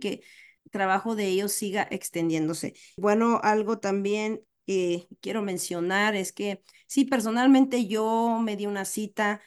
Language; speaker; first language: Spanish; native; Spanish